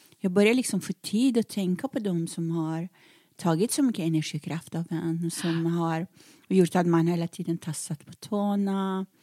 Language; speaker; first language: Swedish; early bilingual, other home language; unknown